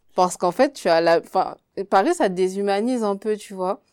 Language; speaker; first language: French; native; French